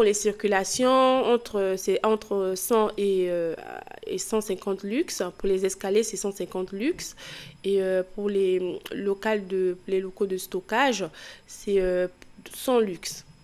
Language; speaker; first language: French; native; French